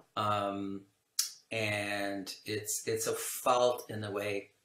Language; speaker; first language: English; native; English